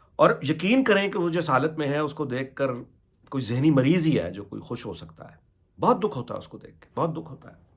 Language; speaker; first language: Urdu; native; Urdu